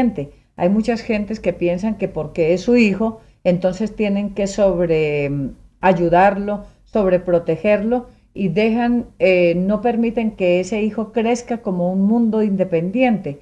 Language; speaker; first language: Spanish; native; Spanish